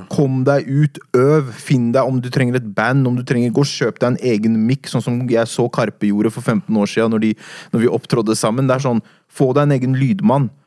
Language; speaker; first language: Norwegian; native; Norwegian